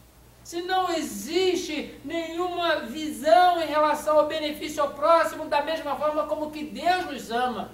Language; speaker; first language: Portuguese; native; Portuguese